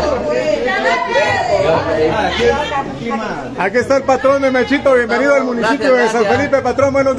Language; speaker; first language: Spanish; native; Spanish